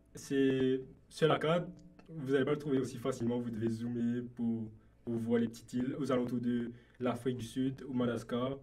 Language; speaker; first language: French; non-native, local second language; Morisyen